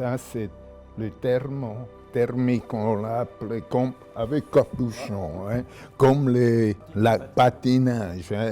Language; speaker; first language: French; non-native, local second language; German